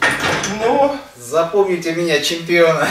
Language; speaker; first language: Russian; native; Russian